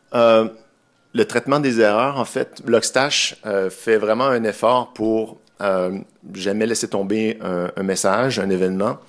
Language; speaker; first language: French; native; French